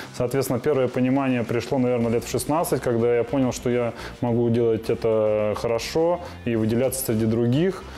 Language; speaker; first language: Russian; native; Russian